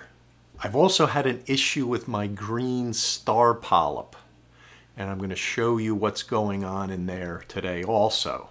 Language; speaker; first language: English; native; English